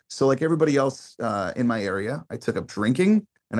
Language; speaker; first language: English; native; English